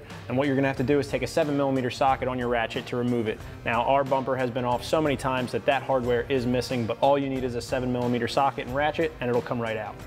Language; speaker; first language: English; native; English